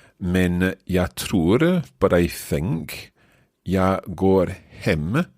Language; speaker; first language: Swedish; non-native, learner; English